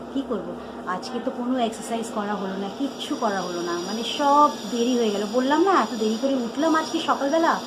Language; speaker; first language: Bangla; non-native, local second language; Nepali